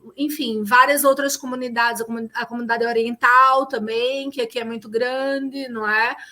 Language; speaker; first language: Portuguese; native; Portuguese